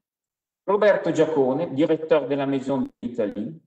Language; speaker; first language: French; non-native, fluent; Italian